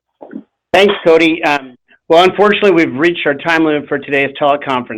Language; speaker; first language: English; native; English